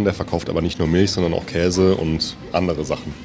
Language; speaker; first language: German; native; German